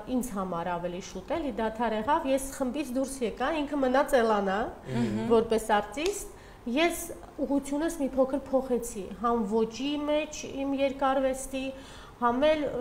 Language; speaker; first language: Armenian; early bilingual, heritage; Armenian